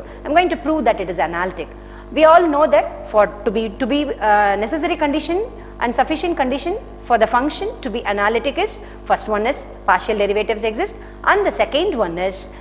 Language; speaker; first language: English; non-native, local second language; Tamil